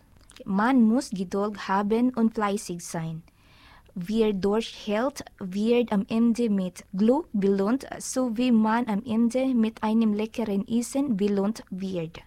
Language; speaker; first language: German; non-native, learner; Filipino